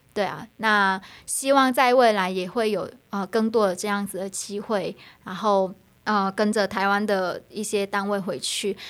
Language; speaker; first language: Chinese; non-native, fluent; Vietnamese